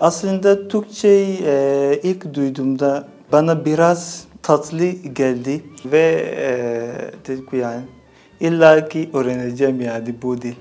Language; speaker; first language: Turkish; non-native, fluent; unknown